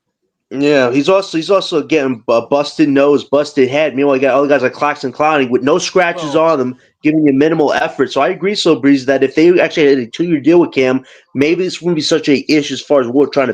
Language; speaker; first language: English; native; English